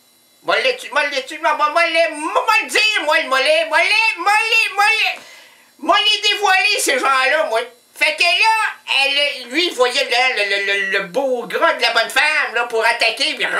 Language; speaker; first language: French; native; French